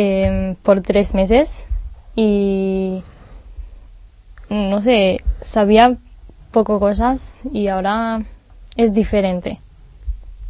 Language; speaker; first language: Spanish; non-native, learner; Hebrew